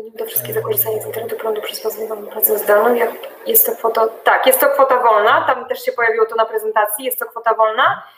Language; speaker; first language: Polish; native; Polish